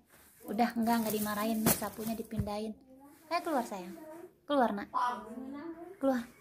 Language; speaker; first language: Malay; non-native, local second language; Sundanese